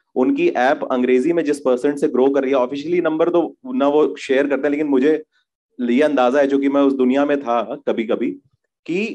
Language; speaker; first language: Hindi; native; Hindi